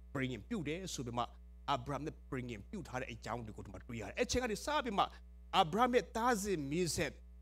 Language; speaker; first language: Burmese; non-native, local second language; Hakha Chin